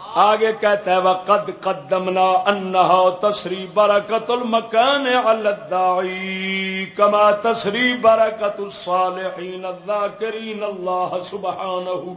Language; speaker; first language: Urdu; native; Urdu